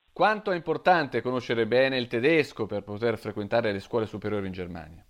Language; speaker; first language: Italian; native; Italian